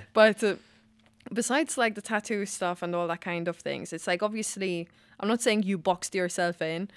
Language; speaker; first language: English; non-native, fluent; Maltese